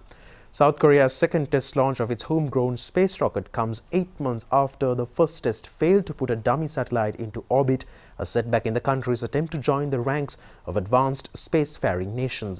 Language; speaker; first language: English; non-native, local second language; Sinhala